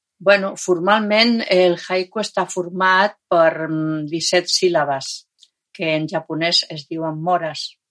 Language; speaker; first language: Catalan; non-native, local second language; Spanish